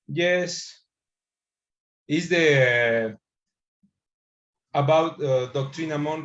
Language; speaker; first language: English; non-native, learner; Spanish